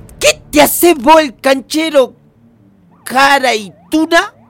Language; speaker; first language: Spanish; native; Spanish